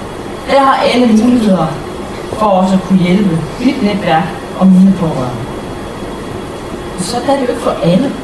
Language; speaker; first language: Danish; native; Danish